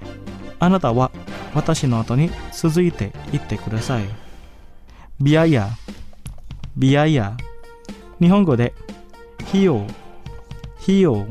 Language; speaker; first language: Japanese; non-native, fluent; Indonesian